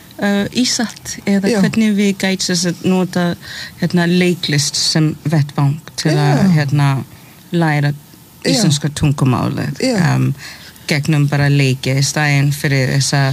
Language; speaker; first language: Icelandic; early bilingual, heritage; Icelandic